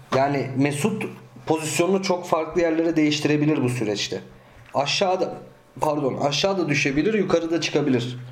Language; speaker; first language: Turkish; early bilingual, heritage; Turkish